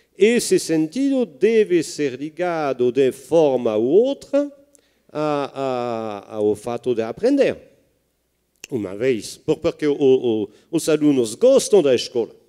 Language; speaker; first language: Portuguese; non-native, fluent; French